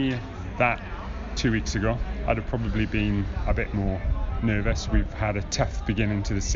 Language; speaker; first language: English; native; English